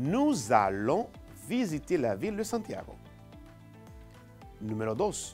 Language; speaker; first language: French; non-native, fluent; Spanish